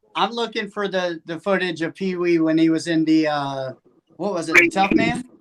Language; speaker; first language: English; native; English